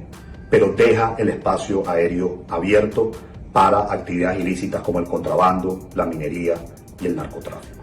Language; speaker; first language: Spanish; native; Spanish